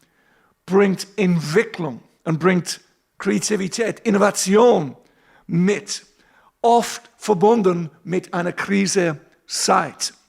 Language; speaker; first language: German; non-native, fluent; English